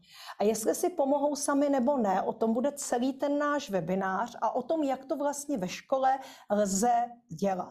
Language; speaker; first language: Czech; native; Czech